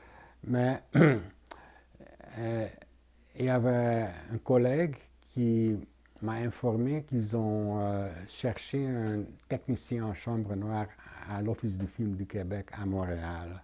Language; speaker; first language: French; non-native, fluent; Hungarian